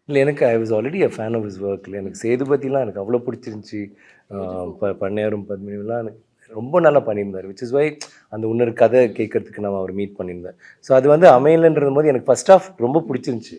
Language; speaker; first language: Tamil; native; Tamil